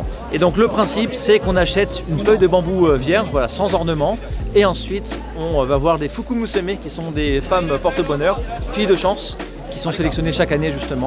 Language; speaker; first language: French; native; French